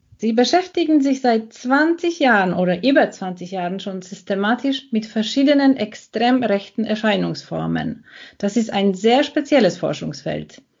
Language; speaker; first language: German; non-native, fluent; Polish